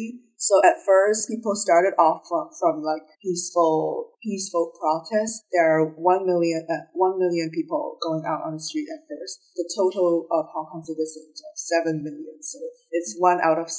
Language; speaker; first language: English; non-native, local second language; Cantonese